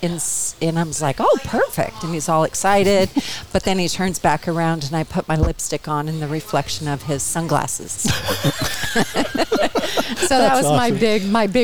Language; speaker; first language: English; native; English